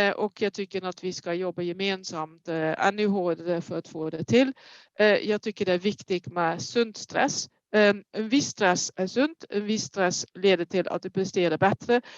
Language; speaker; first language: Swedish; non-native, fluent; Dutch